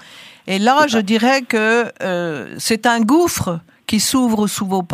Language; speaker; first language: French; native; French